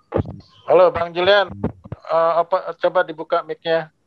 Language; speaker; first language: Indonesian; native; Indonesian